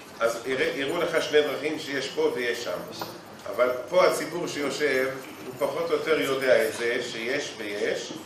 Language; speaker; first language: Hebrew; native; Hebrew